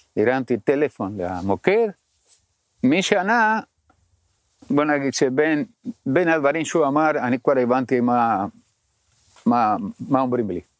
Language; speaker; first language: Hebrew; non-native, fluent; Spanish